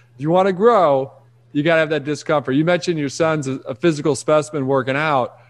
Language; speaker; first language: English; native; English